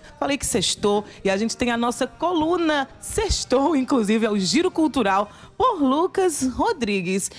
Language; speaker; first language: Portuguese; native; Portuguese